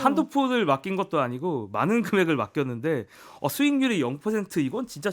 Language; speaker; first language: Korean; native; Korean